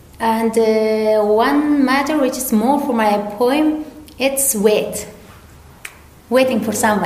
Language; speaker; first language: English; non-native, learner; Persian